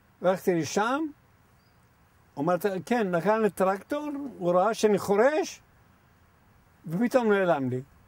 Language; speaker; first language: Hebrew; non-native, fluent; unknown